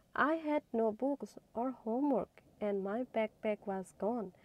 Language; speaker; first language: English; non-native, local second language; Assamese